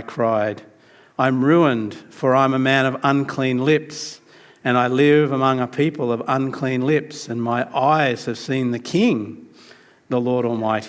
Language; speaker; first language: English; native; English